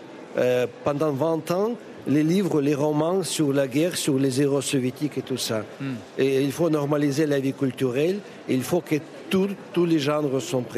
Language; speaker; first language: French; non-native, fluent; Russian